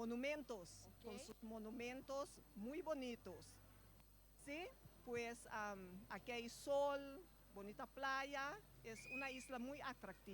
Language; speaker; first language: Spanish; non-native, fluent; Papiamento